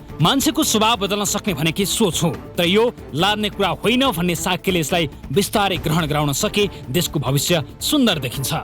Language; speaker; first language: Nepali; native; Nepali